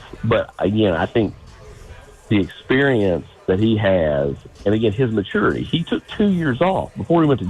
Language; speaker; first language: English; native; English